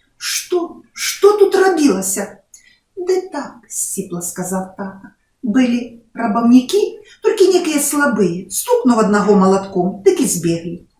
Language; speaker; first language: Belarusian; non-native, local second language; Russian